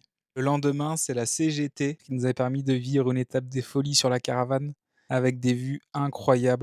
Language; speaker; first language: French; native; French